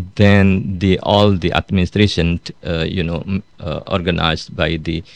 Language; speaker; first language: English; non-native, fluent; Indonesian